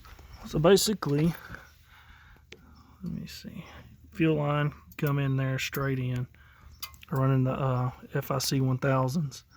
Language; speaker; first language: English; native; English